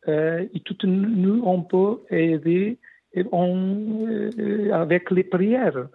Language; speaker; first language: French; non-native, learner; Portuguese